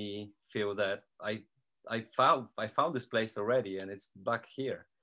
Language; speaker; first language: English; non-native, fluent; Polish